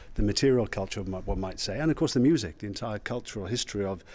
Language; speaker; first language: English; native; English